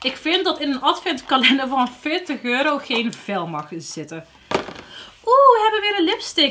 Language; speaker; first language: Dutch; native; Dutch